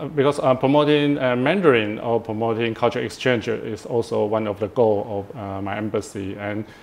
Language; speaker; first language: English; non-native, fluent; Chinese